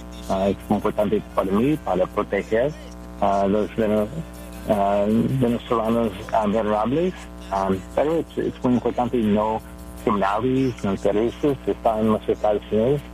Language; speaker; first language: Spanish; non-native, learner; English